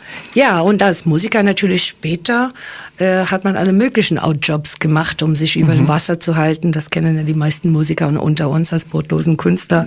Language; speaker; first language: German; non-native, fluent; English